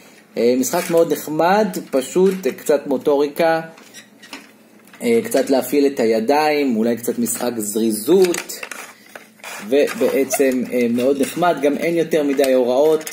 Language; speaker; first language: Hebrew; native; Hebrew